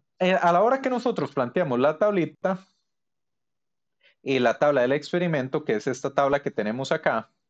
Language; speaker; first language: Spanish; native; Spanish